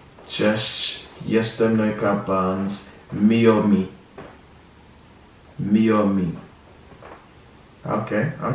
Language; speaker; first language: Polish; non-native, learner; English